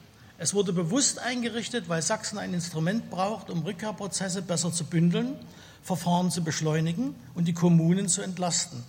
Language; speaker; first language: German; native; German